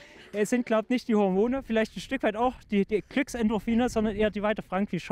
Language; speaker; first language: German; native; German